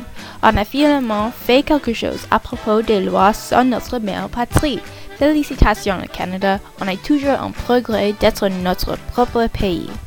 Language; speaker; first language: French; non-native, learner; English